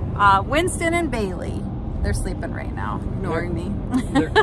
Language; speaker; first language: English; native; English